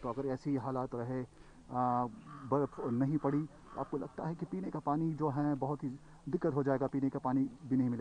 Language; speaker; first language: Urdu; non-native, local second language; Kashmiri